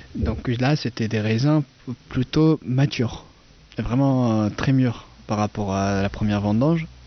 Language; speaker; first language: French; non-native, fluent; Persian